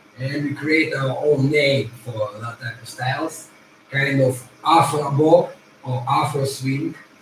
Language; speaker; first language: English; non-native, fluent; Russian